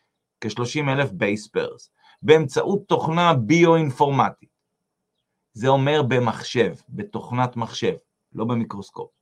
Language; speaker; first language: Hebrew; native; Hebrew